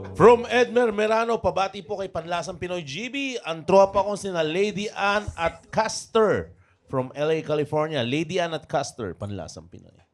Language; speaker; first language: Filipino; native; Filipino